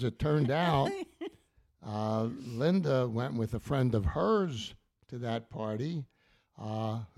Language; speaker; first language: English; native; English